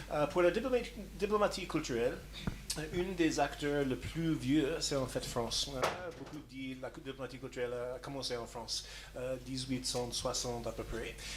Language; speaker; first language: French; non-native, fluent; English